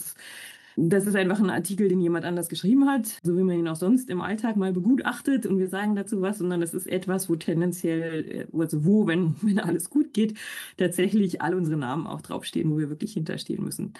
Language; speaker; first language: German; native; German